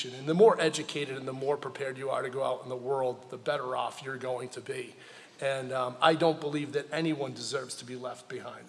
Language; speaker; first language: English; native; English